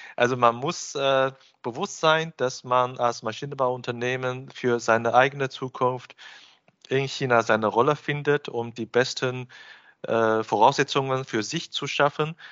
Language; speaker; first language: German; non-native, fluent; Chinese